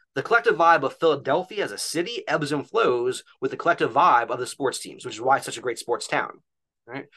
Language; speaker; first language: English; native; English